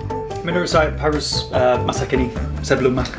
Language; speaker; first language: Indonesian; non-native, learner; English